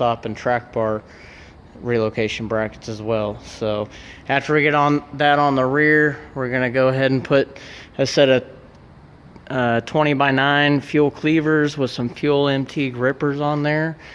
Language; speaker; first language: English; native; English